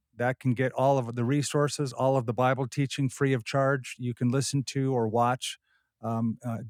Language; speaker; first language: English; native; English